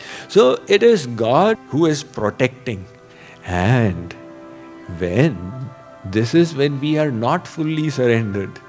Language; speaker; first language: English; non-native, local second language; Hindi